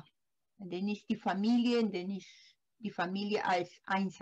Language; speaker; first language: German; non-native, learner; Spanish